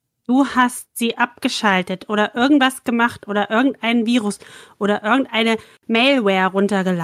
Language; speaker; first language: German; native; German